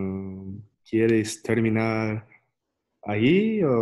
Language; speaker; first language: Spanish; non-native, learner; English